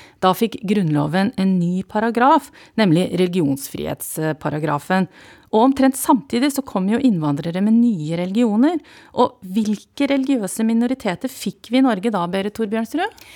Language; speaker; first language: Norwegian; native; Norwegian